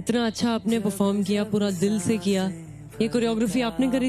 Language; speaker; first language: Hindi; native; Hindi